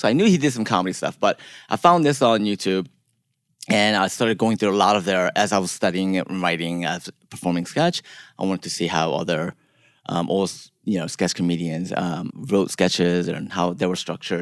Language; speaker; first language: English; early bilingual, other home language; Korean